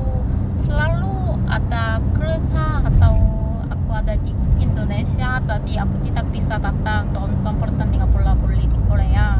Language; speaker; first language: Indonesian; non-native, fluent; Korean